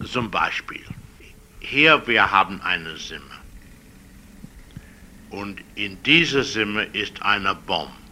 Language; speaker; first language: German; non-native, learner; English